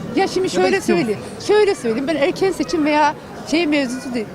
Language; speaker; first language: Turkish; native; Turkish